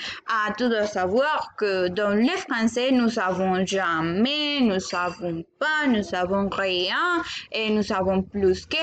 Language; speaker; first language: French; non-native, learner; Spanish